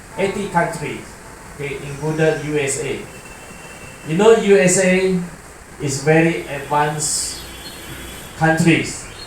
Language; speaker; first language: English; non-native, learner; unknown